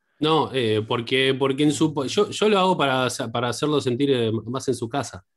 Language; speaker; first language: Spanish; native; Spanish